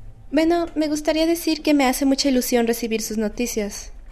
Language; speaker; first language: Spanish; native; Spanish